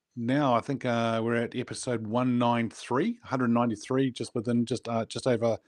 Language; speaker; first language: English; native; English